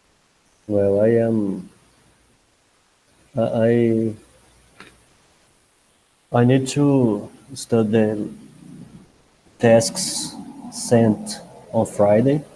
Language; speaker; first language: English; non-native, learner; Portuguese